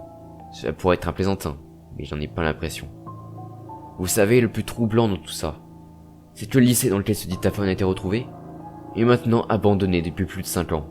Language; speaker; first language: French; native; French